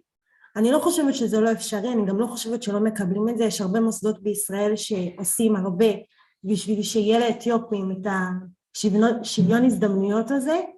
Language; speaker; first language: Hebrew; early bilingual, other home language; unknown